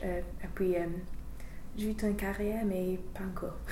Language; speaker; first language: French; non-native, learner; English